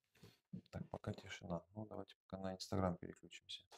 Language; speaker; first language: Russian; native; Russian